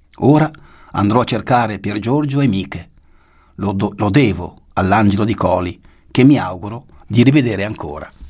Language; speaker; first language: Italian; native; Italian